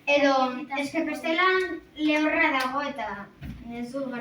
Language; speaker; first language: Basque; non-native, local second language; Spanish